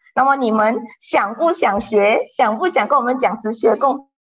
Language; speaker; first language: Chinese; native; Chinese